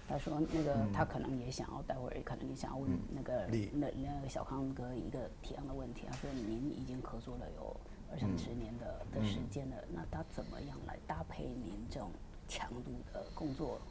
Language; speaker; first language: Chinese; native; Chinese